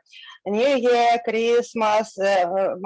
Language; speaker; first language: Hindi; non-native, learner; Russian